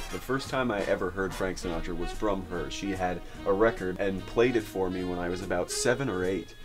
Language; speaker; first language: English; native; English